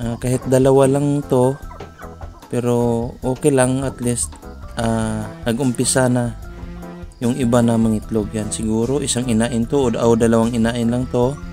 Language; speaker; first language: Filipino; non-native, local second language; Cebuano